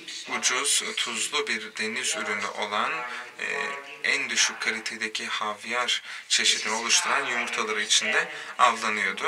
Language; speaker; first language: Turkish; native; Turkish